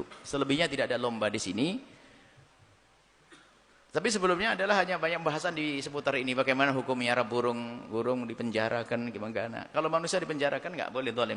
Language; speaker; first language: Indonesian; non-native, local second language; Javanese